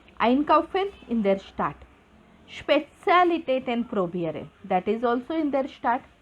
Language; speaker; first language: German; non-native, fluent; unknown